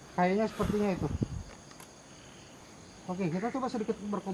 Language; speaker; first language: Indonesian; native; Indonesian